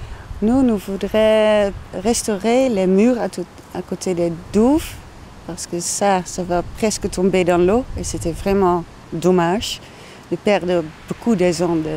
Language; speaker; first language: French; non-native, learner; Dutch